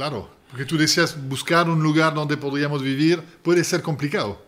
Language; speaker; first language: Spanish; native; Spanish